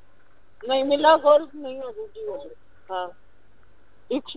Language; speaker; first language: Estonian; non-native, learner; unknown